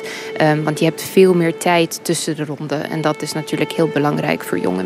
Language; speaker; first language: Dutch; early bilingual, heritage; English